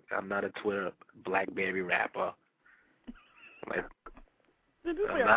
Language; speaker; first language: English; non-native, fluent; Spanish